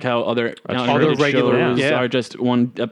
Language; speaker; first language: English; non-native, fluent; Italian